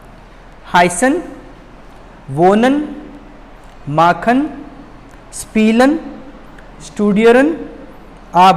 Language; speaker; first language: German; non-native, learner; Hindi